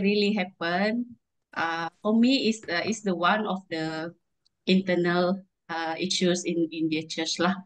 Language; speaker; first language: English; non-native, learner; Malay